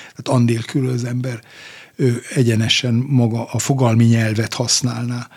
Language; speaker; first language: Hungarian; non-native, fluent; Turkish